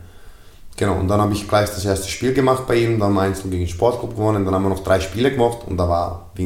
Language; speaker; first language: German; non-native, fluent; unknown